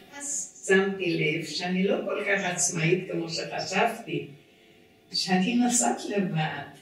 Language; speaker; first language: Hebrew; non-native, fluent; Romanian